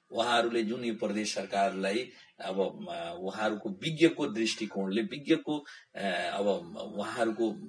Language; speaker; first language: Nepali; non-native, local second language; Bhojpuri